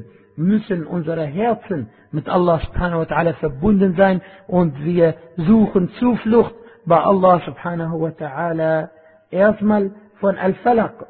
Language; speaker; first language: German; non-native, fluent; Arabic